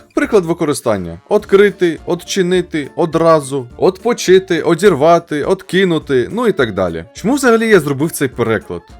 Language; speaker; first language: Ukrainian; non-native, local second language; Russian